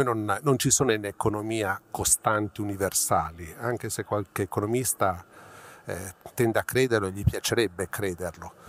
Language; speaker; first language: Italian; native; Italian